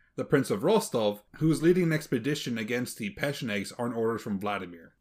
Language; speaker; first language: English; native; English